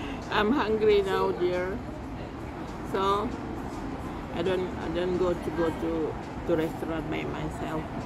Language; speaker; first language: English; non-native, learner; Indonesian